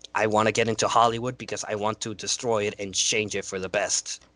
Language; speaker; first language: English; non-native, fluent; Spanish